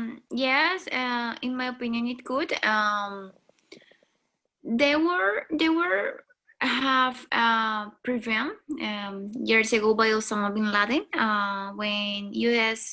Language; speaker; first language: English; non-native, learner; Spanish